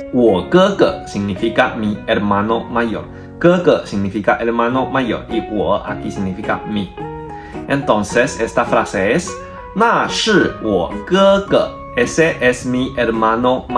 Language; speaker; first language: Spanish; non-native, fluent; Chinese